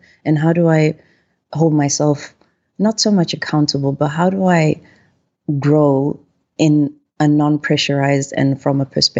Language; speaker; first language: English; non-native, local second language; Zulu